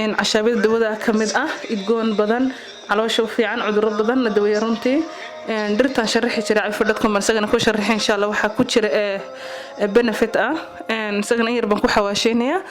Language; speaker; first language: Somali; early bilingual, heritage; Somali